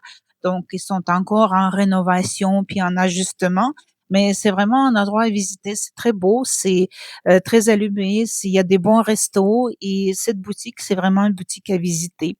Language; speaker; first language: French; non-native, fluent; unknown